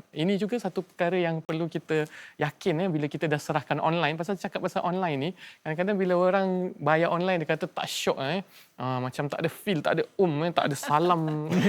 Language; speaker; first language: Malay; native; Malay